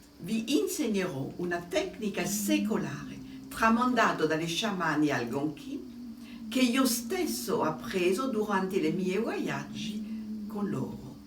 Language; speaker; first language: Italian; non-native, fluent; French